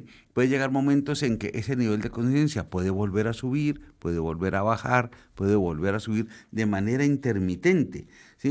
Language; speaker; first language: Spanish; native; Spanish